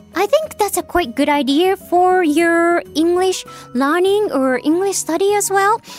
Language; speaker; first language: English; non-native, fluent; Japanese